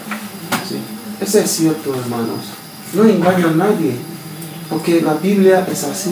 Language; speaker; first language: Spanish; non-native, learner; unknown